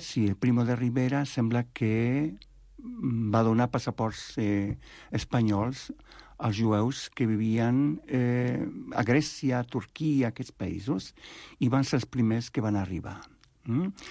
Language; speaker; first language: Catalan; non-native, fluent; Spanish